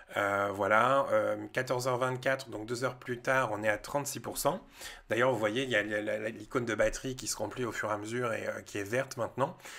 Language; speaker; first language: French; native; French